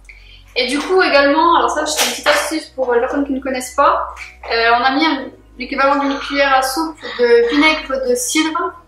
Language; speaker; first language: French; native; French